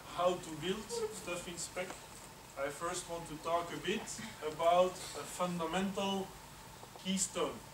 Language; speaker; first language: English; non-native, fluent; Dutch